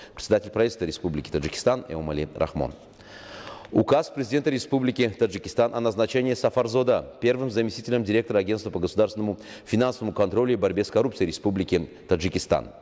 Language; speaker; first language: Russian; non-native, local second language; Tajik